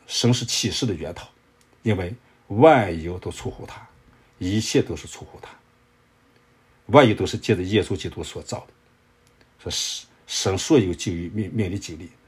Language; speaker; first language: Chinese; native; Chinese